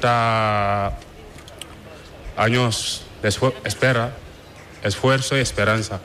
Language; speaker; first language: Spanish; non-native, fluent; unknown